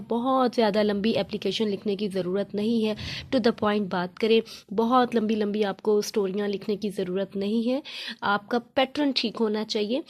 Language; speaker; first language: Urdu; native; Urdu